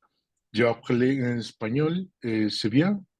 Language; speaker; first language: French; non-native, learner; Spanish